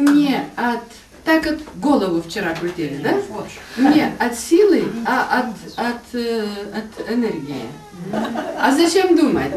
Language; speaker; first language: Russian; non-native, fluent; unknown